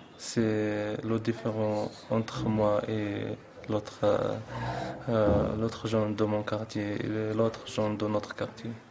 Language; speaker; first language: French; non-native, learner; Arabic